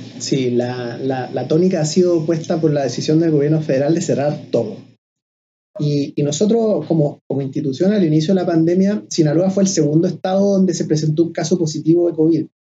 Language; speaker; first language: Spanish; native; Spanish